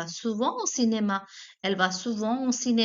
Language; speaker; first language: French; non-native, fluent; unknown